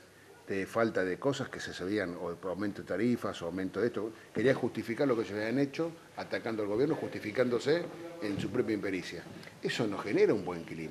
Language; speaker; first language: Spanish; native; Spanish